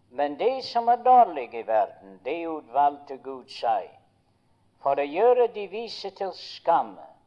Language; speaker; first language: Norwegian; early bilingual, heritage; Norwegian